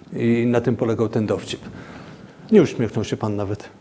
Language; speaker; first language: Polish; native; Polish